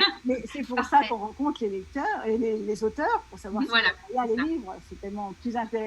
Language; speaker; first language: French; native; French